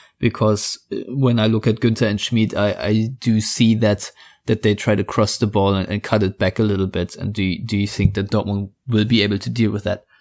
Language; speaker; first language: English; non-native, fluent; German